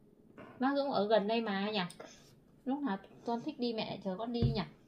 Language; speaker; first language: Vietnamese; native; Vietnamese